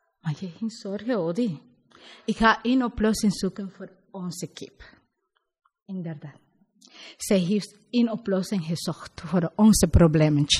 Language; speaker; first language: Dutch; non-native, learner; Spanish